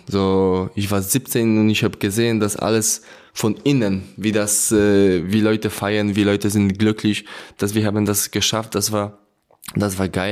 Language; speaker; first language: German; non-native, learner; Polish